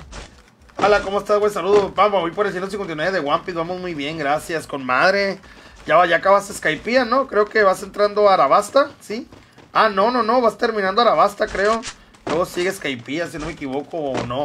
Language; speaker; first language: Spanish; native; Spanish